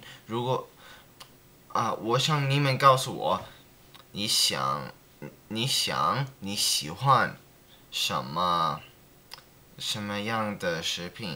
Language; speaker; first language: Chinese; non-native, learner; English